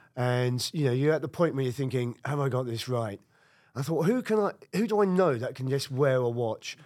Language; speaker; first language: English; native; English